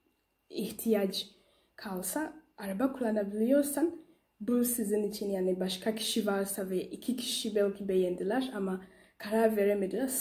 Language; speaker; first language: Turkish; non-native, learner; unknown